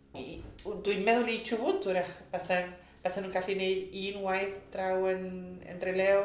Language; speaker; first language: Welsh; early bilingual, heritage; Welsh